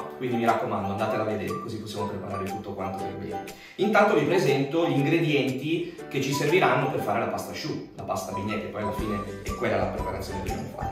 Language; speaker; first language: Italian; native; Italian